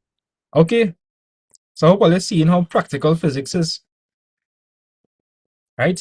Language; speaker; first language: English; native; English